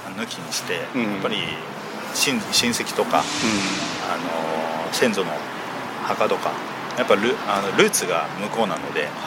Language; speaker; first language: Japanese; early bilingual, other home language; Chinese